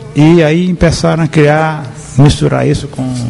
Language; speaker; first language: Spanish; non-native, learner; Portuguese